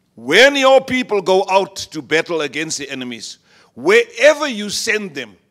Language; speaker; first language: English; non-native, local second language; Afrikaans